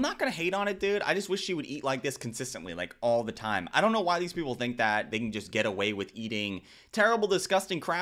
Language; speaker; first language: English; native; English